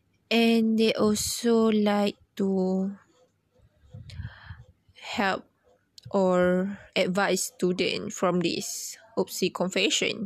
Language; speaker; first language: English; non-native, learner; Malay